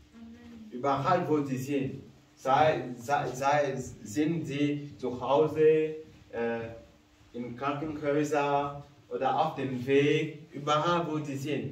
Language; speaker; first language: German; non-native, fluent; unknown